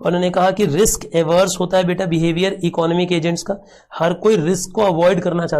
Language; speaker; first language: Hindi; native; Hindi